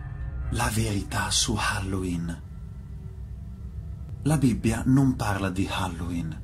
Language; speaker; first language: Italian; native; Italian